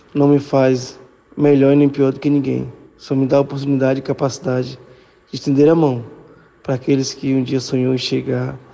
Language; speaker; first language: Portuguese; native; Portuguese